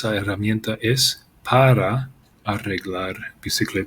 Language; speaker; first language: Spanish; non-native, fluent; English